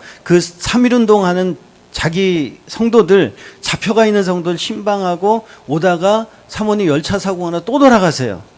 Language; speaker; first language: Korean; native; Korean